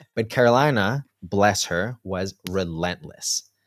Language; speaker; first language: English; early bilingual, heritage; Spanish